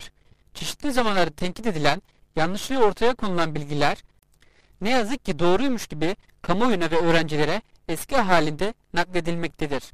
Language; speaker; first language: Turkish; native; Turkish